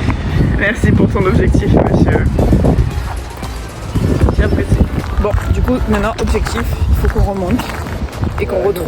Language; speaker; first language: French; native; French